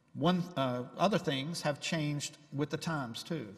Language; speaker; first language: English; native; English